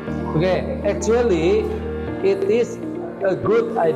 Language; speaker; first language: English; non-native, fluent; Indonesian